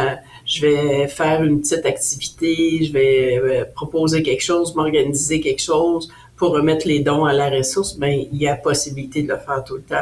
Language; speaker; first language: French; native; French